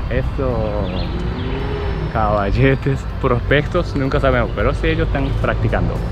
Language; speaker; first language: Spanish; non-native, learner; Japanese